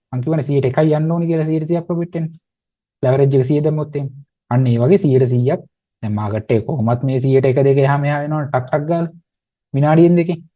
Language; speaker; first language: Sinhala; native; Sinhala